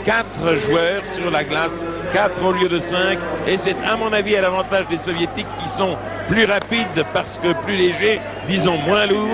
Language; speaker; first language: French; native; French